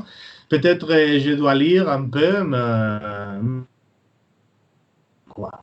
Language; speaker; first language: French; non-native, learner; Spanish